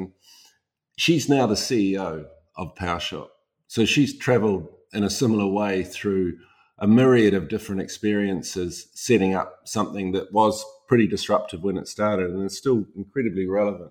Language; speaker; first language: English; native; English